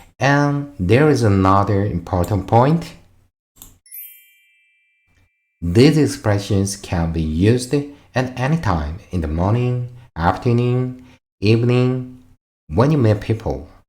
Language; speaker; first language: English; non-native, fluent; Korean